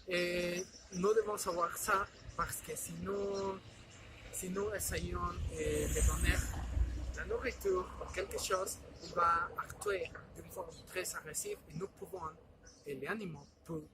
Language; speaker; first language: French; non-native, learner; Spanish